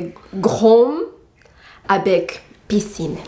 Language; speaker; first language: French; non-native, learner; Japanese